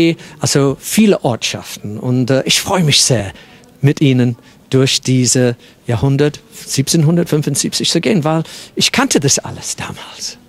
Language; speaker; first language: German; non-native, fluent; English